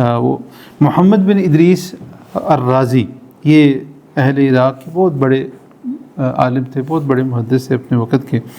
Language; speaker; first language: Urdu; native; Urdu